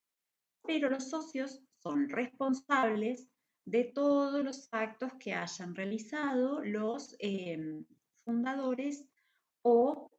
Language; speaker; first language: Spanish; native; Spanish